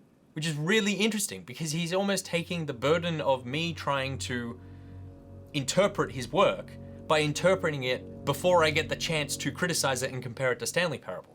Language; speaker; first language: English; native; English